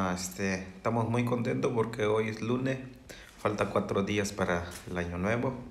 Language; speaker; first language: Spanish; non-native, local second language; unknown